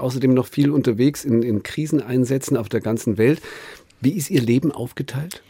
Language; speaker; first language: German; native; German